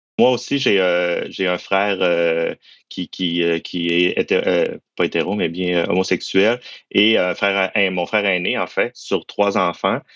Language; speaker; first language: French; native; French